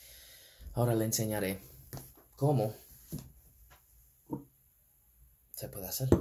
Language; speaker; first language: Spanish; non-native, fluent; English